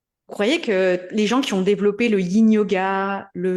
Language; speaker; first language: French; native; French